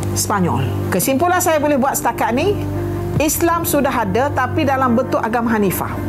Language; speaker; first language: Malay; native; Malay